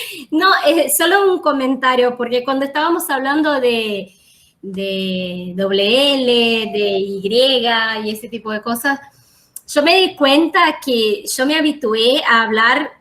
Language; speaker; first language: Spanish; non-native, fluent; Portuguese